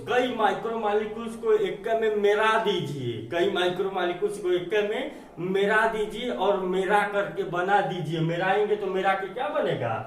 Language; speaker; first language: Hindi; native; Hindi